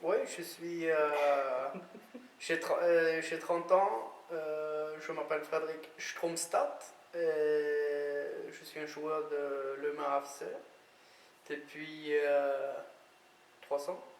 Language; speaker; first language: French; non-native, learner; Norwegian